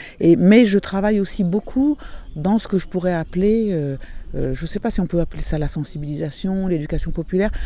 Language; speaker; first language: French; non-native, fluent; Portuguese